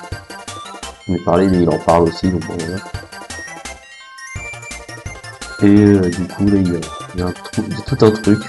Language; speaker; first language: French; native; French